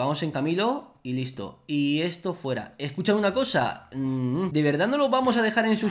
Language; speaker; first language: Spanish; native; Spanish